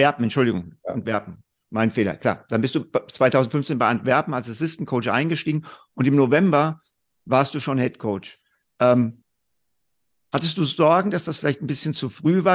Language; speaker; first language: German; native; German